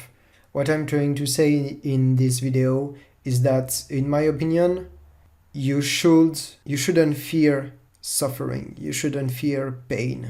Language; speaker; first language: English; non-native, fluent; French